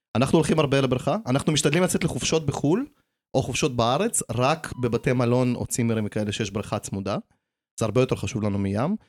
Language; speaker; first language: Hebrew; early bilingual, other home language; Russian